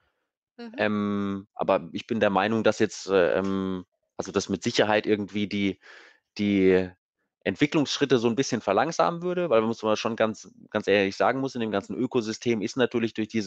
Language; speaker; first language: German; native; German